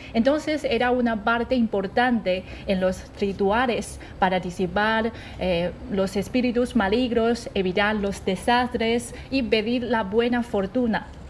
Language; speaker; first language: Spanish; non-native, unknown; Chinese